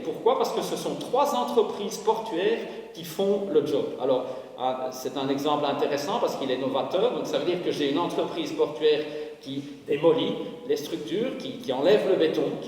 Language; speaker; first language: French; native; French